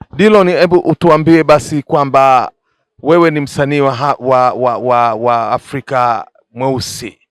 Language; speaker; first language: Swahili; native; Swahili